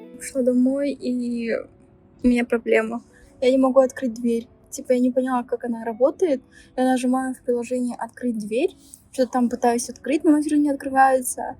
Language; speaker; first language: Russian; early bilingual, heritage; Russian